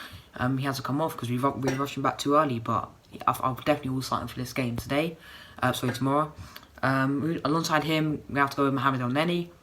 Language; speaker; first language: English; native; English